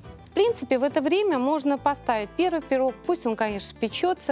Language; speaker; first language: Russian; native; Russian